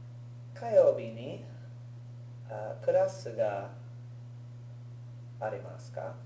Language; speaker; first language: Japanese; non-native, learner; English